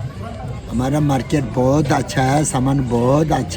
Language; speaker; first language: Hindi; non-native, local second language; Tibetan